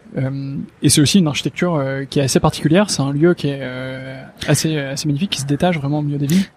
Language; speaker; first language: French; native; French